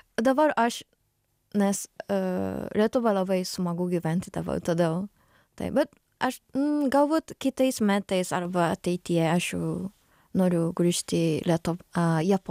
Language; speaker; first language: Lithuanian; non-native, learner; Japanese